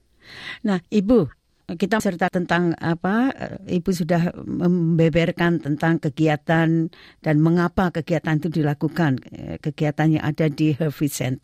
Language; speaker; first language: Indonesian; native; Indonesian